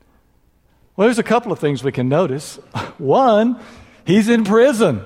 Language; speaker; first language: English; native; English